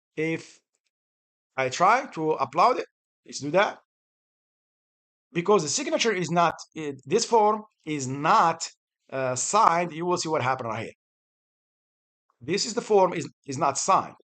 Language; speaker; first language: English; non-native, fluent; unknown